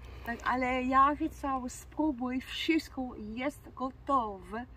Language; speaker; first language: Polish; non-native, learner; Dutch